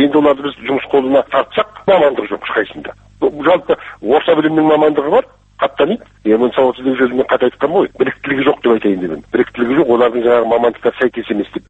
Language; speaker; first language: Kazakh; native; Kazakh